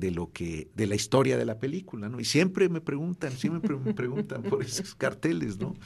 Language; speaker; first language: Spanish; native; Spanish